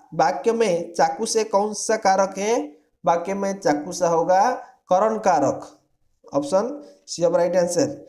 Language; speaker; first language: Hindi; non-native, local second language; Odia